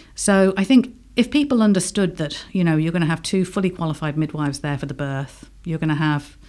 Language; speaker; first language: English; native; English